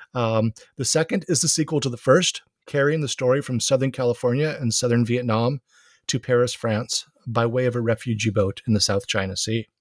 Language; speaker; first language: English; native; English